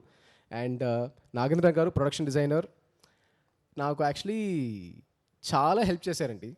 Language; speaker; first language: Telugu; early bilingual, heritage; Telugu